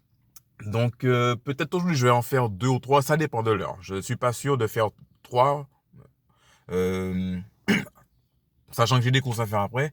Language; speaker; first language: French; native; French